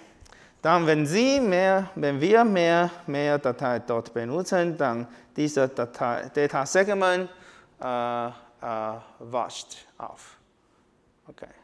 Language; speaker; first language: German; non-native, learner; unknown